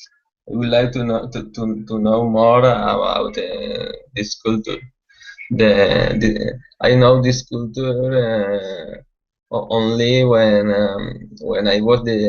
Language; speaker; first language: English; non-native, learner; Spanish